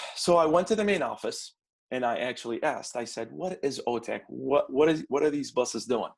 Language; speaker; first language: English; non-native, fluent; Arabic